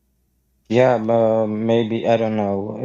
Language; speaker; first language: English; non-native, fluent; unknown